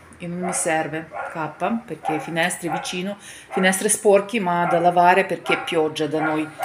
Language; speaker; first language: Italian; non-native, learner; Ukrainian